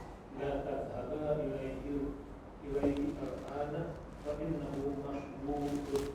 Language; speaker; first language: Arabic; non-native, learner; Indonesian